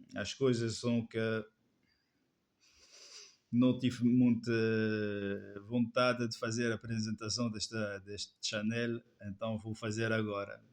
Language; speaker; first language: Portuguese; non-native, fluent; French